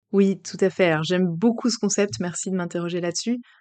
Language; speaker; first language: French; native; French